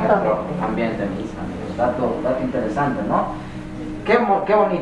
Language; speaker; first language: Spanish; native; Spanish